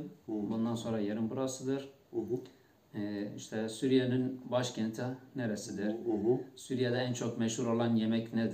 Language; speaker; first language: Turkish; non-native, fluent; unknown